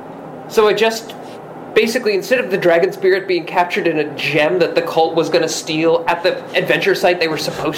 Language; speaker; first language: English; native; English